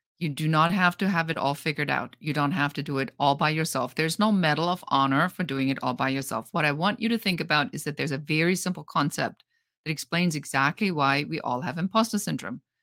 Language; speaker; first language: English; non-native, fluent; German